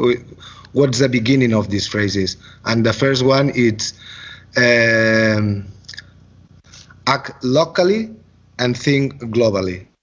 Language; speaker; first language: English; non-native, learner; Catalan